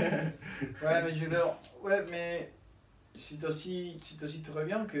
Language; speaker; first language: French; non-native, learner; Spanish